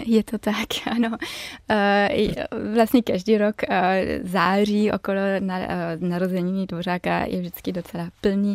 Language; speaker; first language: Czech; early bilingual, heritage; German